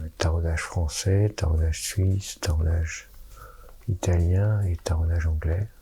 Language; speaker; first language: French; native; French